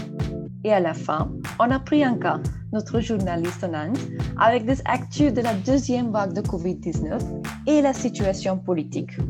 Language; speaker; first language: French; non-native, fluent; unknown